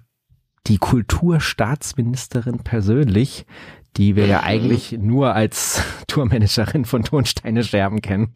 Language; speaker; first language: German; native; German